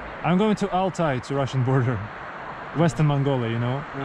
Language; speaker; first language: English; non-native, fluent; Russian